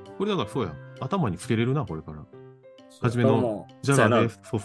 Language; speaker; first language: Japanese; native; Japanese